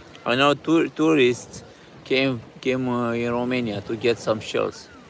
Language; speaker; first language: English; non-native, fluent; Romanian